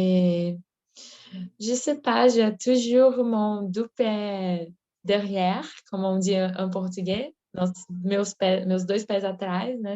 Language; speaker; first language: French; non-native, learner; Portuguese